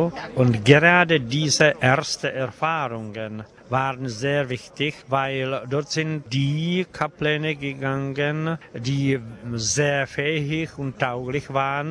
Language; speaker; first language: German; non-native, fluent; Czech